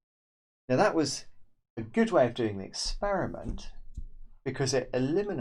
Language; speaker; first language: English; native; English